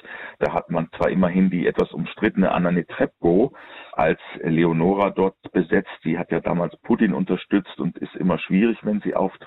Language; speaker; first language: German; native; German